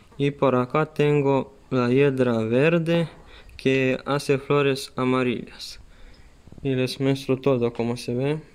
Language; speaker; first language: Spanish; non-native, learner; Serbian